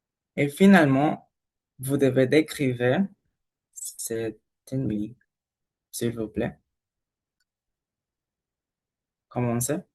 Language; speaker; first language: French; non-native, learner; Spanish